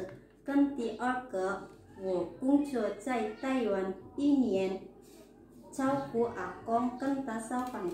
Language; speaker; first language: Chinese; non-native, learner; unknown